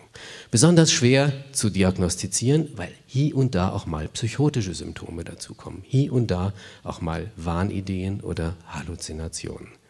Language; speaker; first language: German; native; German